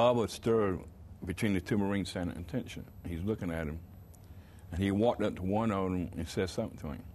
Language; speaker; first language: English; native; English